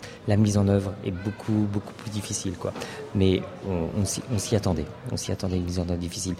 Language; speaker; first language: French; native; French